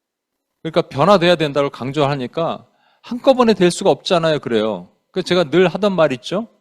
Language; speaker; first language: Korean; native; Korean